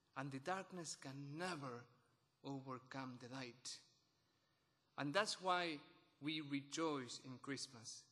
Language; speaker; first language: English; non-native, fluent; Spanish